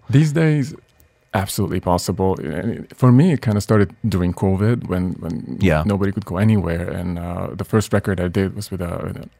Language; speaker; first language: English; non-native, fluent; Hungarian